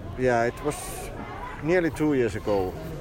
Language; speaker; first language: English; non-native, fluent; Finnish